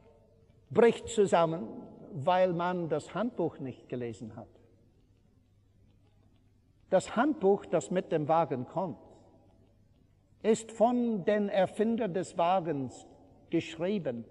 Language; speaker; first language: German; non-native, fluent; English